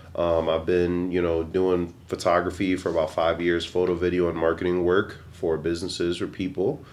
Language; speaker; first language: English; native; English